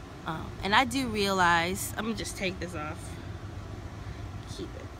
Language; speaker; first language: English; native; English